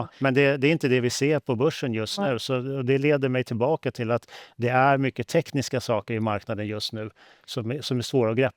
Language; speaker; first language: Swedish; native; Swedish